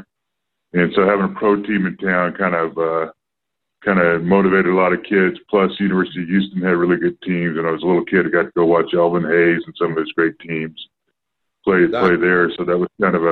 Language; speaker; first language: English; native; English